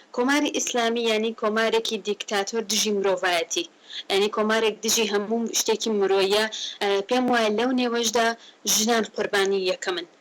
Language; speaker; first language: Central Kurdish; native; Central Kurdish